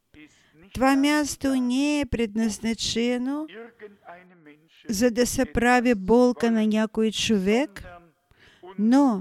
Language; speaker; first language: Bulgarian; non-native, fluent; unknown